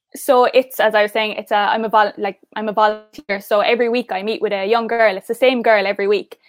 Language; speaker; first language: English; native; English